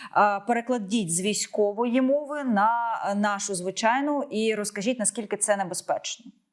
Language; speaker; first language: Ukrainian; native; Ukrainian